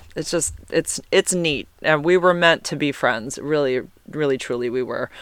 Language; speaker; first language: English; native; English